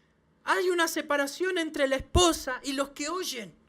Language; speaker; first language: Spanish; native; Spanish